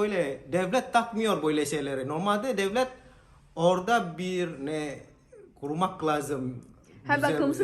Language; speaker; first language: Turkish; non-native, learner; Indonesian